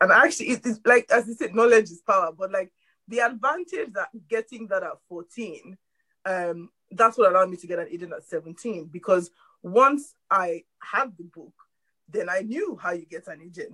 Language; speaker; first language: English; non-native, local second language; Yoruba